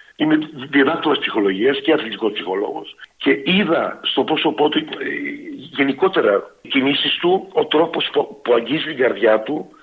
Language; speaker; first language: Greek; early bilingual, heritage; Greek